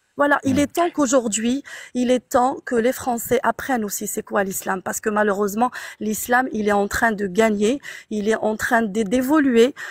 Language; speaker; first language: French; non-native, local second language; Arabic